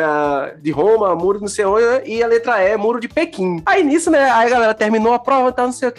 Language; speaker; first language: Portuguese; native; Portuguese